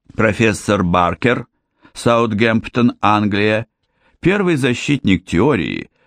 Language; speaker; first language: Russian; native; Russian